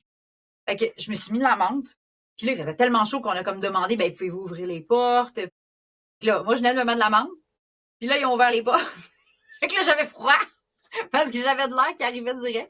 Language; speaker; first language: French; native; French